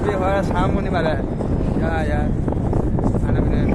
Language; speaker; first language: Hindi; non-native, local second language; Odia